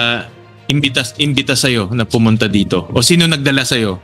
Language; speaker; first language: Filipino; native; Filipino